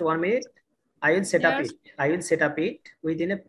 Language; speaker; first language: English; non-native, learner; Bangla